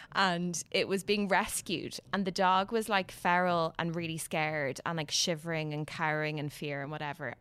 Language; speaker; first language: English; native; English